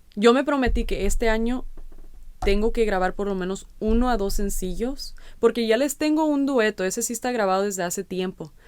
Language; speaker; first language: Spanish; early bilingual, heritage; Spanish